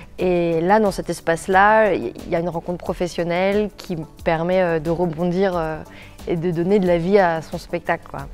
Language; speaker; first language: French; native; French